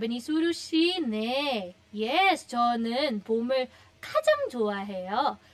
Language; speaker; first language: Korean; non-native, fluent; Filipino